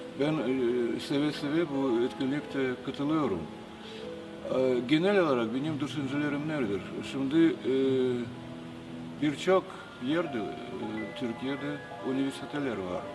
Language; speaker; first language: Turkish; non-native, fluent; Russian